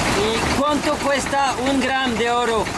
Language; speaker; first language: Spanish; non-native, learner; French